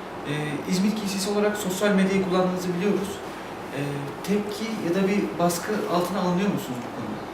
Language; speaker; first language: Turkish; native; Turkish